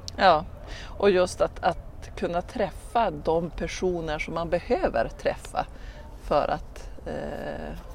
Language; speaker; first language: Swedish; native; Swedish